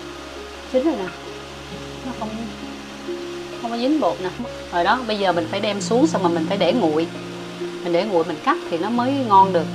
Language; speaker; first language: Vietnamese; native; Vietnamese